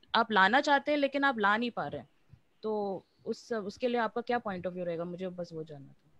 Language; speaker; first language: Hindi; non-native, local second language; Manipuri